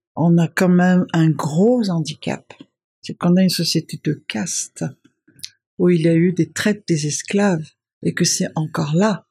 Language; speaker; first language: French; non-native, local second language; Malagasy